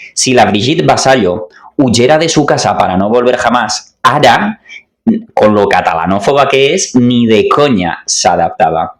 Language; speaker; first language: Spanish; non-native, local second language; Catalan